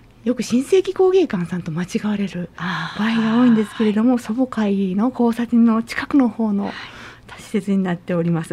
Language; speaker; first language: Japanese; native; Japanese